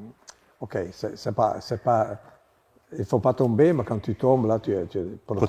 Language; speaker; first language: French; non-native, learner; Italian